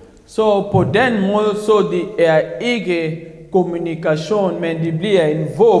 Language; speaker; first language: Danish; non-native, fluent; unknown